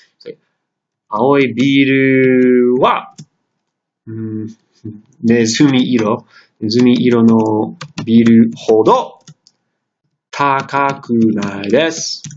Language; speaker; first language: Japanese; non-native, fluent; English